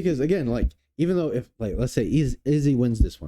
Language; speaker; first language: English; native; English